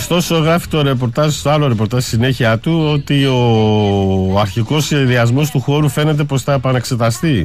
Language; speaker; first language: Greek; native; Greek